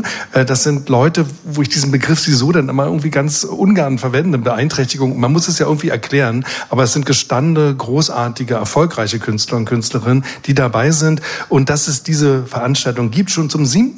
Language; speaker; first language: German; native; German